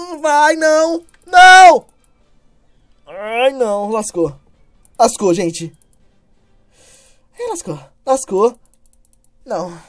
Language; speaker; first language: Portuguese; native; Portuguese